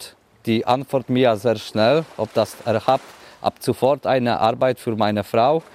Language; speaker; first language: German; non-native, learner; Polish